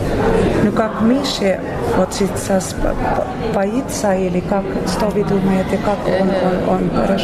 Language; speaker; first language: Russian; non-native, learner; Finnish